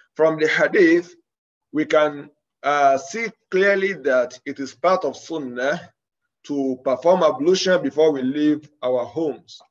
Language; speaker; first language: English; non-native, local second language; Yoruba